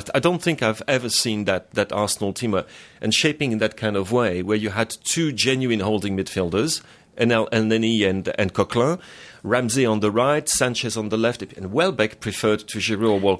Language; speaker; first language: English; non-native, fluent; French